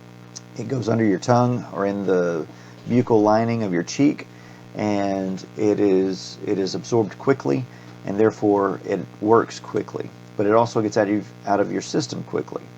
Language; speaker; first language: English; native; English